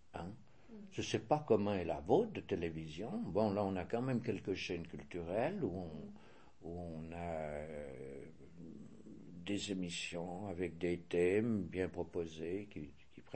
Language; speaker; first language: French; native; French